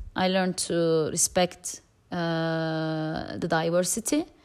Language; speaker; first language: English; non-native, fluent; Turkish